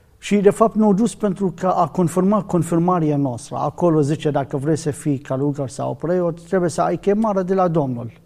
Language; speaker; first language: Romanian; non-native, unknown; Arabic